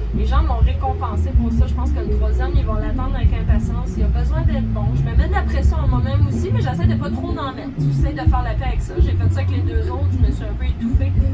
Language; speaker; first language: French; native; French